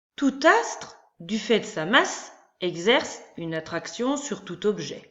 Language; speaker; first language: French; native; French